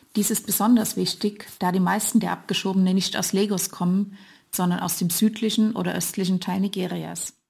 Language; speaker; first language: German; native; German